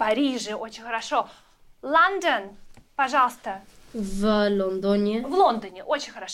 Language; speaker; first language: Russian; non-native, fluent; English